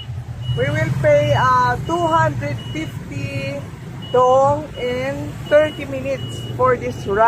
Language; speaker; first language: English; non-native, local second language; Filipino